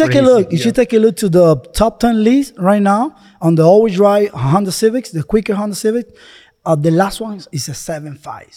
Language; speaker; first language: English; non-native, fluent; Spanish